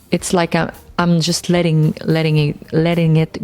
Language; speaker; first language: English; non-native, local second language; French